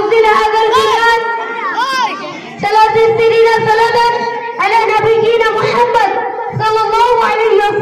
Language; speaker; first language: Arabic; non-native, learner; Bangla